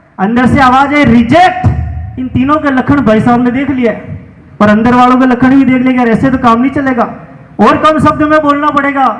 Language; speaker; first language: Hindi; native; Hindi